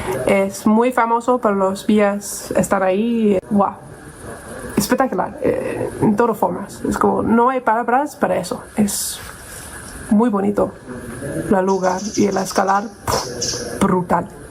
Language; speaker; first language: Spanish; non-native, learner; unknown